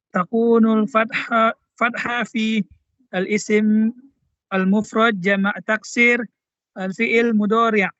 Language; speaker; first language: Arabic; non-native, learner; Indonesian